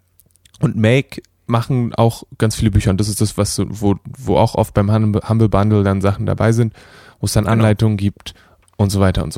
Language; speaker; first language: German; native; German